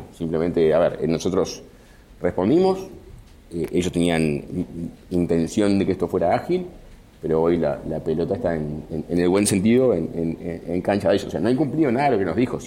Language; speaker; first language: Spanish; native; Spanish